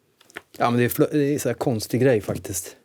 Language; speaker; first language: Swedish; native; Swedish